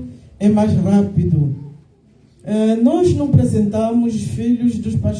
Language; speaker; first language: Portuguese; non-native, local second language; Lingala